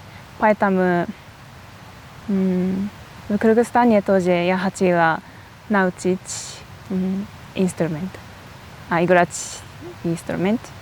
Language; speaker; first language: Russian; non-native, learner; Japanese